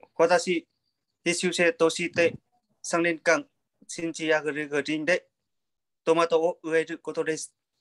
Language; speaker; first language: Japanese; non-native, learner; Vietnamese